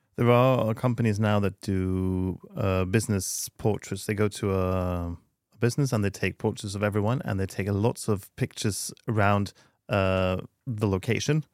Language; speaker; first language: English; non-native, fluent; Norwegian